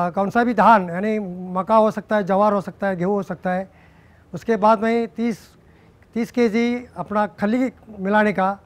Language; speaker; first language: Hindi; non-native, local second language; Marathi